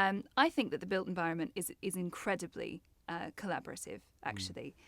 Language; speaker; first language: English; native; English